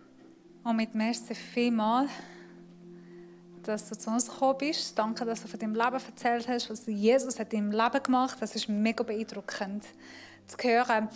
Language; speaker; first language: German; non-native, fluent; Persian